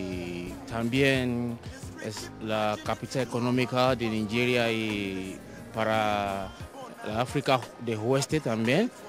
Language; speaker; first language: Spanish; non-native, fluent; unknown